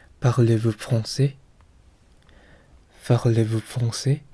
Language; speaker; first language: French; non-native, learner; Korean